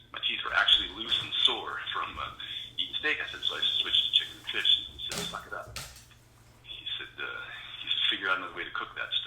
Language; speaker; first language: English; native; English